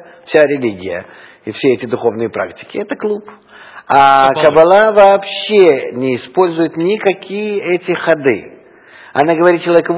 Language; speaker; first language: Russian; native; Russian